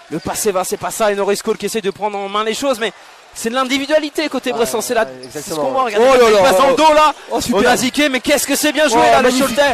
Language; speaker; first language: French; native; French